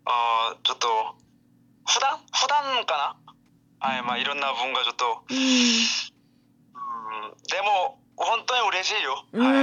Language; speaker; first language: Japanese; non-native, learner; Korean